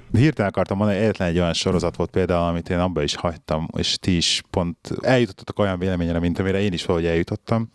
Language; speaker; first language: Hungarian; native; Hungarian